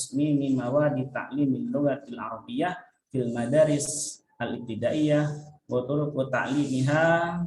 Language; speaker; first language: Arabic; non-native, fluent; Indonesian